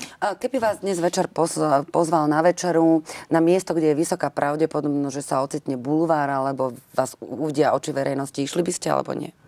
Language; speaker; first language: Slovak; native; Slovak